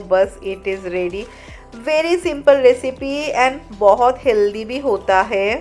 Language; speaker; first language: Hindi; non-native, local second language; Bangla